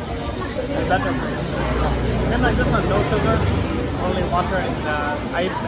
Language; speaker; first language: English; non-native, fluent; Vietnamese